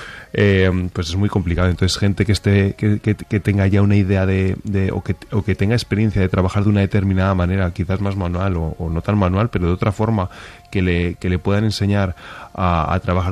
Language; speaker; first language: Spanish; native; Spanish